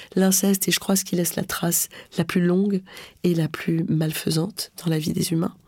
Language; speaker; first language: French; non-native, local second language; Arabic